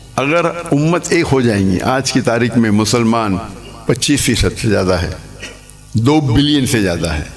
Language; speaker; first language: Urdu; non-native, local second language; English